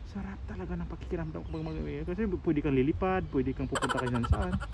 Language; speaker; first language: Filipino; native; Filipino